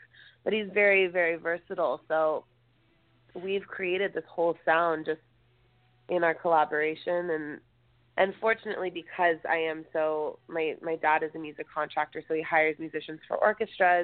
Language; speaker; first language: English; native; English